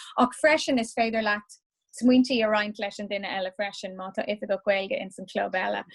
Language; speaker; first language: Irish; non-native, local second language; English